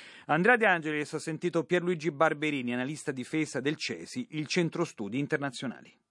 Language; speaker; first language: Italian; native; Italian